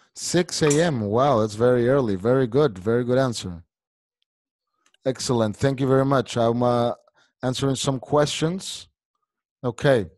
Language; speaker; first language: English; non-native, fluent; Spanish